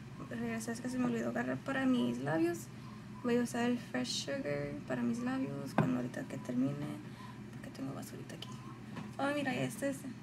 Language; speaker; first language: Spanish; early bilingual, heritage; Spanish